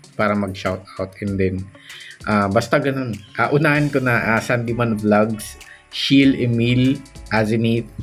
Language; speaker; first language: Filipino; non-native, local second language; Bikol